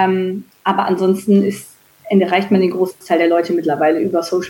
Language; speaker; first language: German; native; German